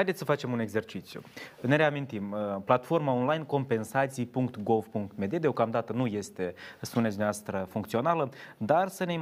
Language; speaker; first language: Romanian; native; Romanian